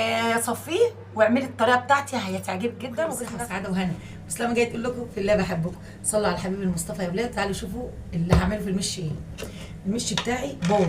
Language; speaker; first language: Arabic; native; Arabic